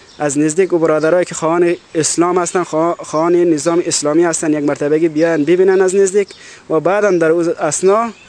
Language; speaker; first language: Persian; native; Persian